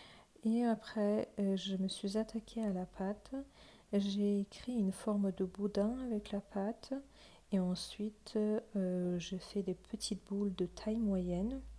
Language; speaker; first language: French; non-native, fluent; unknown